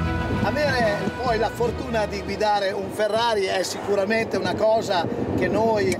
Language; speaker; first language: Italian; native; Italian